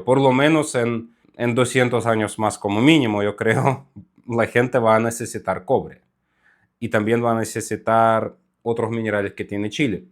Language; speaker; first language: Spanish; non-native, fluent; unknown